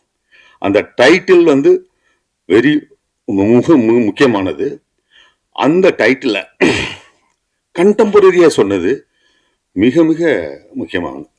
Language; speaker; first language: Tamil; native; Tamil